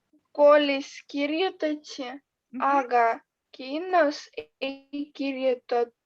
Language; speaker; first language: Estonian; non-native, learner; Russian